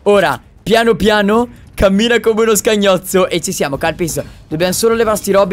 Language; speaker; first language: Italian; native; Italian